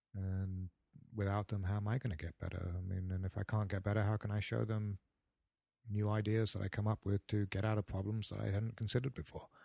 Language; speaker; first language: English; native; English